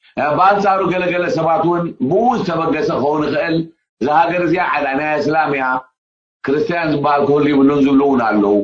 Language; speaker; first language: Tigrinya; native; Tigrinya